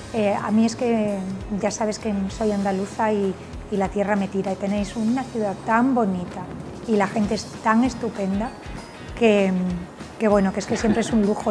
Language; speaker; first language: Spanish; native; Spanish